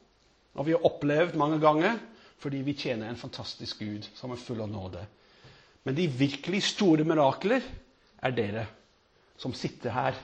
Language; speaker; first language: Norwegian; non-native, fluent; English